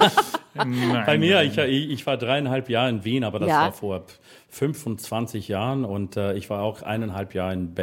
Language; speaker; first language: German; non-native, fluent; English